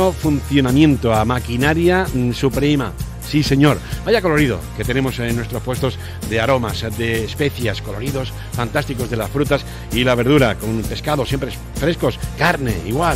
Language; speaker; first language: Spanish; native; Spanish